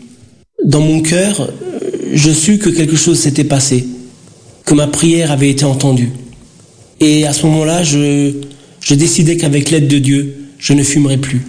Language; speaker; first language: French; early bilingual, other home language; Portuguese